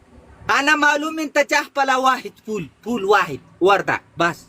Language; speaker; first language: Arabic; non-native, learner; Pashto